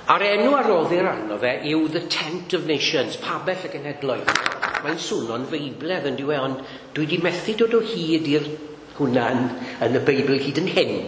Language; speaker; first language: Welsh; native; Welsh